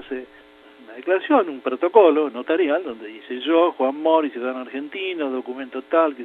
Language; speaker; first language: Spanish; native; Spanish